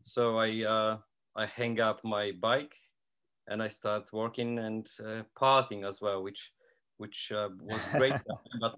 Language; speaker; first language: English; non-native, fluent; Polish